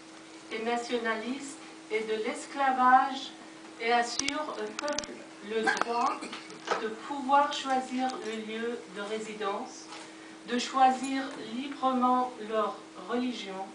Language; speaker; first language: French; non-native, fluent; Persian